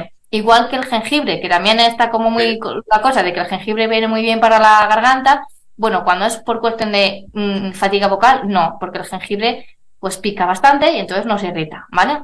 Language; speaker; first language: Spanish; native; Spanish